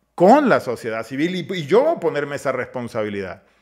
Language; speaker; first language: Spanish; native; Spanish